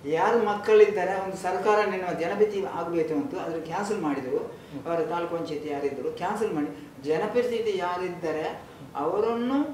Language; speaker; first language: Kannada; non-native, local second language; Malayalam